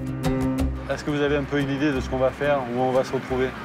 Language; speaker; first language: French; native; French